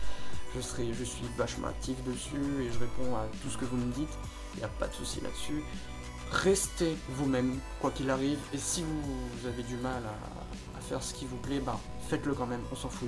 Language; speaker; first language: French; native; French